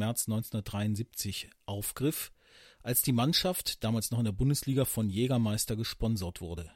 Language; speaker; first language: German; native; German